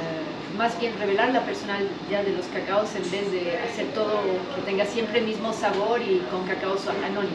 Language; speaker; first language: Spanish; native; Spanish